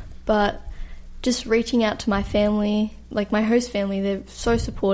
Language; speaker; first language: English; native; English